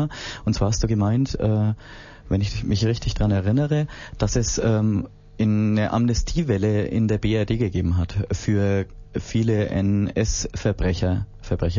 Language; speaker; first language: German; native; German